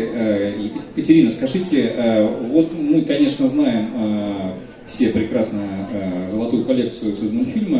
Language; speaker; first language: Russian; native; Russian